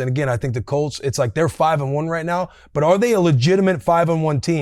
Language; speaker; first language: English; native; English